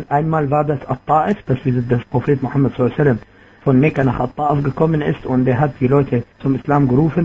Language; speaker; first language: German; non-native, fluent; Arabic